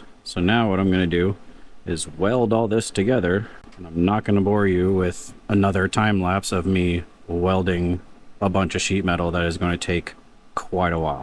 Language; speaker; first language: English; native; English